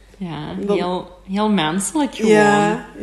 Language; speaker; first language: Dutch; native; Dutch